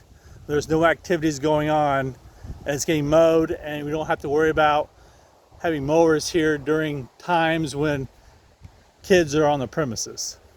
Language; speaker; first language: English; native; English